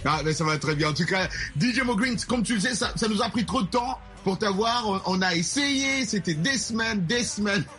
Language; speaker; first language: French; non-native, local second language; Lingala